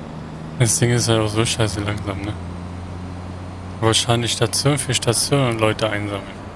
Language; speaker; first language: German; native; German